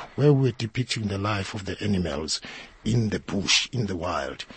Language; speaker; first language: English; non-native, local second language; Zulu